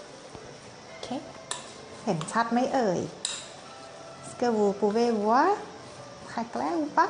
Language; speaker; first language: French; non-native, learner; Thai